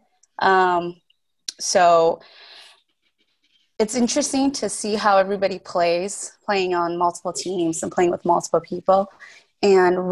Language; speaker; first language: English; native; English